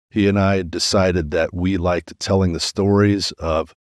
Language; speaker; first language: English; native; English